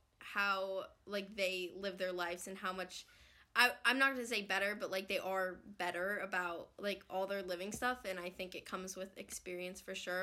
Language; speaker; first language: English; native; English